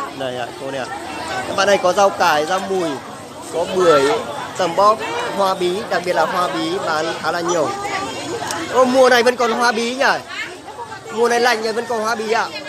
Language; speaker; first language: Vietnamese; native; Vietnamese